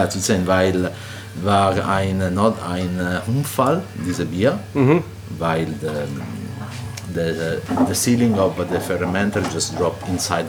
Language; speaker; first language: German; non-native, learner; Italian